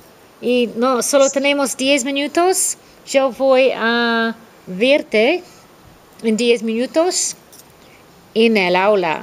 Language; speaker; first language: Spanish; non-native, fluent; English